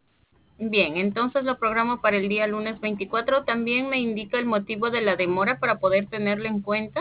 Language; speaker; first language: Spanish; native; Spanish